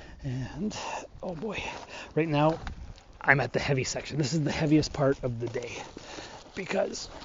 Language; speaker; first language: English; native; English